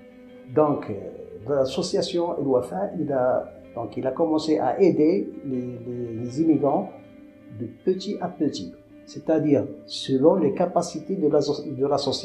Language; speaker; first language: French; non-native, local second language; Arabic